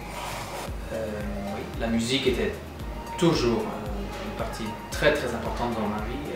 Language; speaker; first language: French; non-native, fluent; German